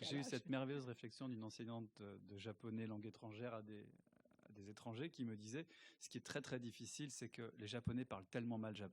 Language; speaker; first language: French; native; French